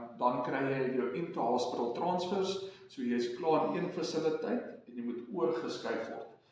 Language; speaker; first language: Afrikaans; non-native, local second language; English